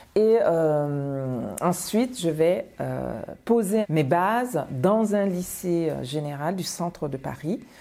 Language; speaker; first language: French; non-native, local second language; Bambara